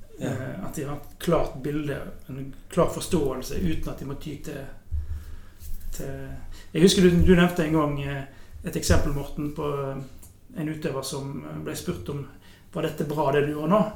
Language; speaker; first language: Norwegian; native; Norwegian